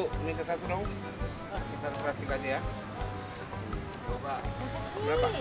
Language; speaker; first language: Indonesian; non-native, fluent; Japanese